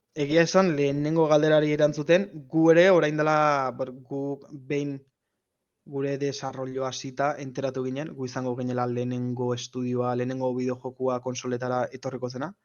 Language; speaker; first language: Basque; native; Basque